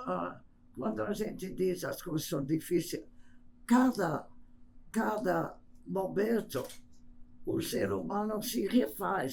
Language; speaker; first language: Portuguese; non-native, fluent; English